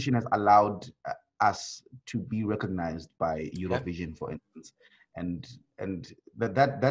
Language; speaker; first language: English; non-native, local second language; Swati